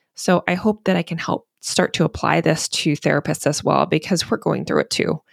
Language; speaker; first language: English; native; English